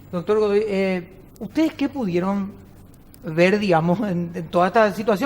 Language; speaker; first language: Spanish; native; Spanish